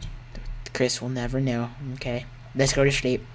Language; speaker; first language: English; native; English